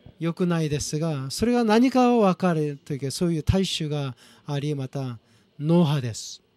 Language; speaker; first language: Japanese; non-native, fluent; Korean